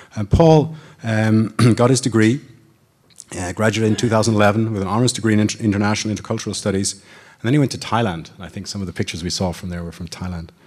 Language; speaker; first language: English; native; English